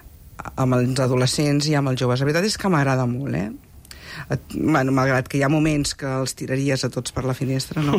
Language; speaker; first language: Catalan; native; Catalan